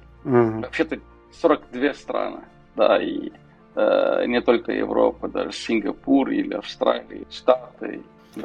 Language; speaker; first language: Russian; non-native, local second language; Romanian